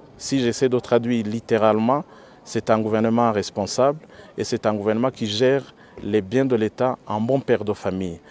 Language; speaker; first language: French; non-native, local second language; Rundi